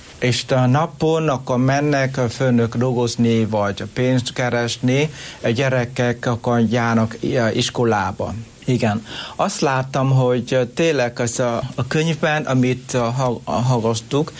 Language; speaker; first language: Hungarian; non-native, learner; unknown